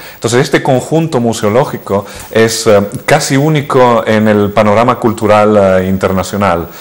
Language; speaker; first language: Spanish; early bilingual, heritage; Spanish